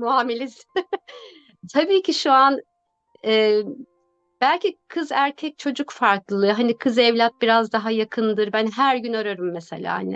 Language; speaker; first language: Turkish; native; Turkish